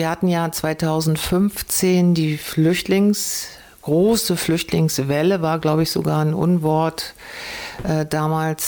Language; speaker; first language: German; native; German